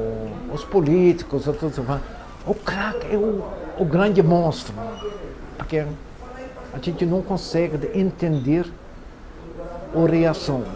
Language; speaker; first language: Portuguese; non-native, fluent; Dutch